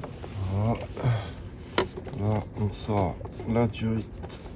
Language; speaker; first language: French; native; French